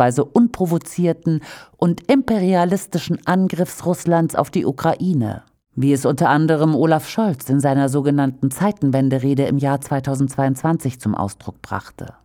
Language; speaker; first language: German; native; German